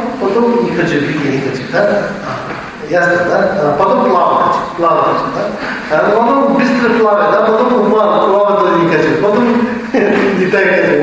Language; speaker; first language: Russian; non-native, learner; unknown